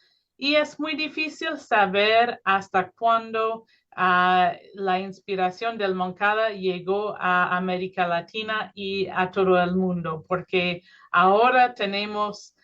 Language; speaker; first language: Spanish; non-native, fluent; English